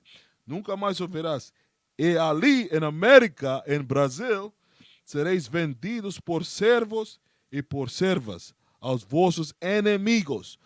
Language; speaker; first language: Portuguese; non-native, learner; Spanish